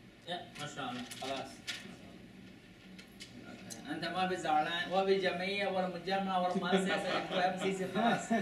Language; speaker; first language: Arabic; non-native, learner; Chinese